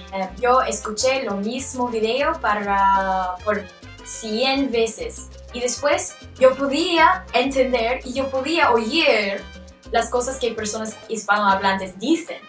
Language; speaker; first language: Spanish; non-native, learner; English